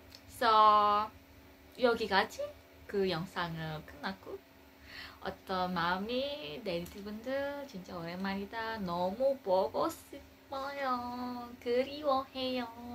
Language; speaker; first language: Korean; non-native, learner; Indonesian